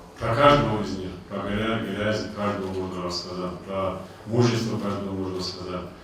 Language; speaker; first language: Russian; non-native, local second language; Avaric